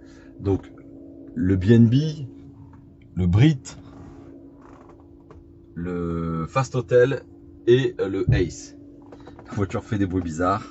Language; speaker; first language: French; native; French